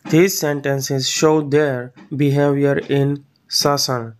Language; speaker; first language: English; non-native, local second language; Gujarati